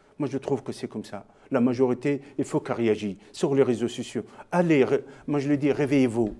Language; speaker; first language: French; non-native, local second language; Arabic